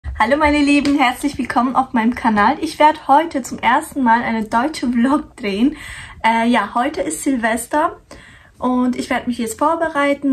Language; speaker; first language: German; early bilingual, other home language; Turkish